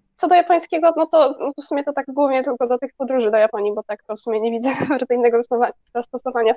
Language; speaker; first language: Polish; early bilingual, other home language; Japanese